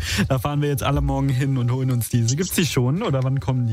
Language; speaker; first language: German; native; German